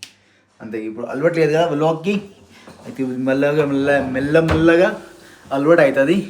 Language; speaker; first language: Telugu; non-native, learner; Hindi